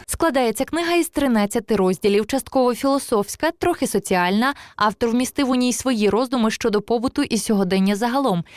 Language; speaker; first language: Ukrainian; native; Ukrainian